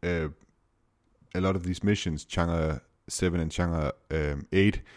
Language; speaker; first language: English; non-native, fluent; Danish